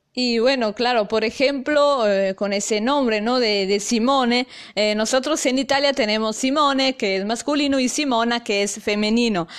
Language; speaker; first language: Spanish; non-native, fluent; Italian